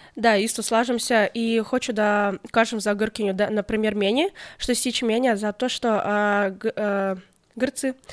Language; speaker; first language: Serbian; non-native, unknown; Russian